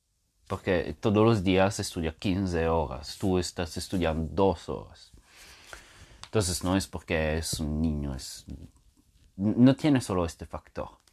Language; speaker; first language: Spanish; non-native, fluent; Portuguese